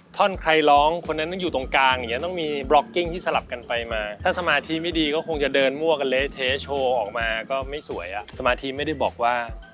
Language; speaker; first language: Thai; native; Thai